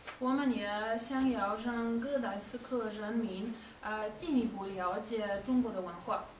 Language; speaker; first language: Chinese; non-native, fluent; Polish